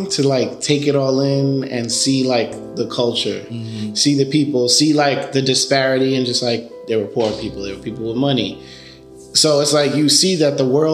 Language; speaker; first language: English; early bilingual, other home language; Spanish